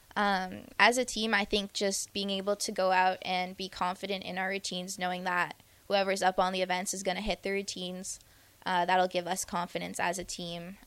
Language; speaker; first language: English; non-native, local second language; French